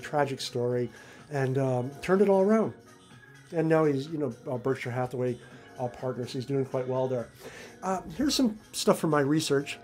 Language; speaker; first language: English; native; English